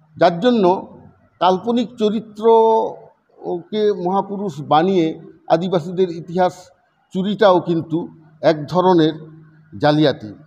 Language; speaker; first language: Bangla; non-native, local second language; Santali